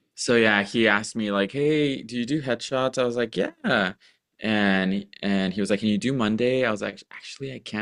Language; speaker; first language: English; early bilingual, other home language; Spanish